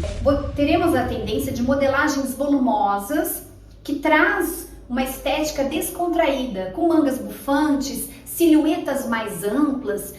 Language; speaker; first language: Portuguese; native; Portuguese